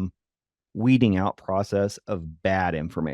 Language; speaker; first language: English; native; English